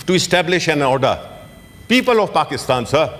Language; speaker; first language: English; non-native, local second language; Urdu